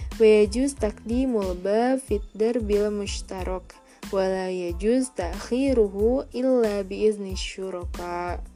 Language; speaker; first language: Arabic; non-native, fluent; Indonesian